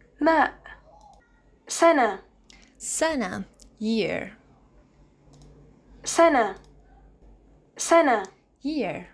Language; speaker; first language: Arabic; non-native, learner; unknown